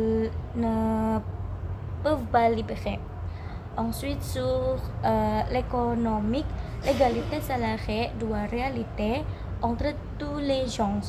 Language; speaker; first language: French; non-native, learner; Indonesian